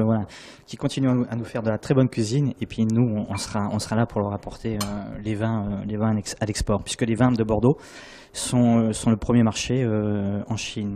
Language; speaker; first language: French; native; French